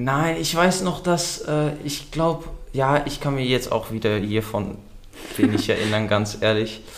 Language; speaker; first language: German; early bilingual, other home language; Dutch